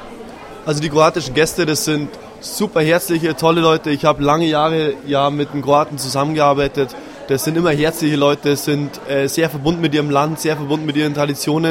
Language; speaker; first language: German; native; German